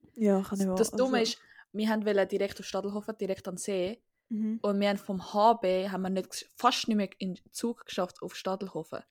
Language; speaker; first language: Swiss German; native; Swiss German